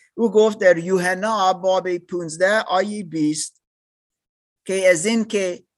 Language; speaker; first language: Persian; non-native, learner; English